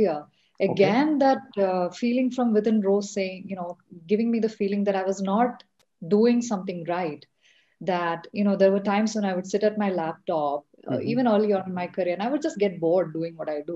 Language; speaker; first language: English; non-native, local second language; Malayalam